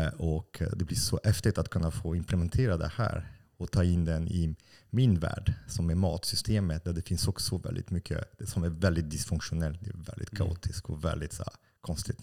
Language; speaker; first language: Swedish; non-native, fluent; French